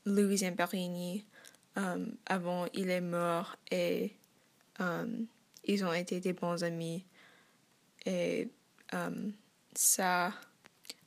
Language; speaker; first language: French; non-native, learner; English